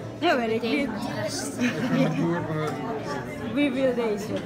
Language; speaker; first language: Dutch; non-native, learner; Indonesian